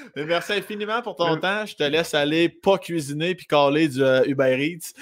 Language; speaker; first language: French; native; French